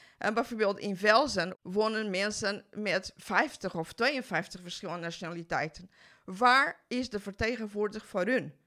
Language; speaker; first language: Dutch; non-native, fluent; Portuguese